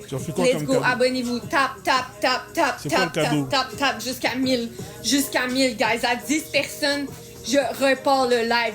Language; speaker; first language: French; native; French